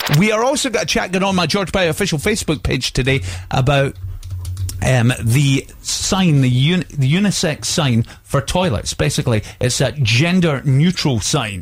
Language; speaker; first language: English; native; English